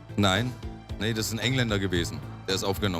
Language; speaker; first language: German; native; German